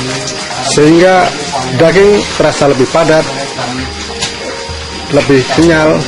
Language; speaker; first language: Indonesian; native; Indonesian